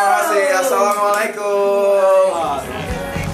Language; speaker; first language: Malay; non-native, local second language; Javanese